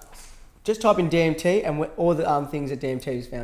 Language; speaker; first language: English; native; English